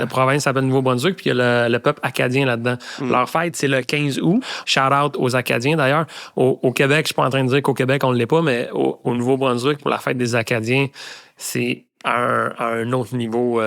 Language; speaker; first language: French; native; French